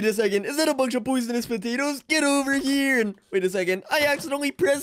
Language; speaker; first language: English; native; English